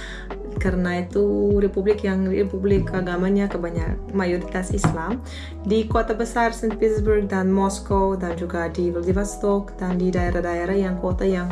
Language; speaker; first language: Indonesian; non-native, fluent; Russian